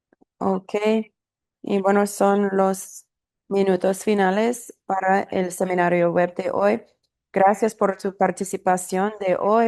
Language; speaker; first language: Spanish; non-native, fluent; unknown